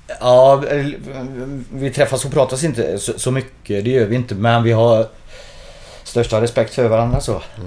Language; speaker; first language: Swedish; native; Swedish